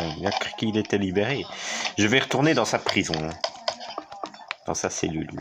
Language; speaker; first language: French; native; French